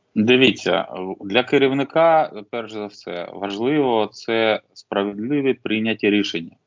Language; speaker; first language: Ukrainian; non-native, local second language; Russian